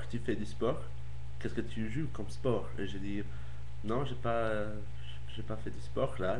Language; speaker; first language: French; non-native, learner; English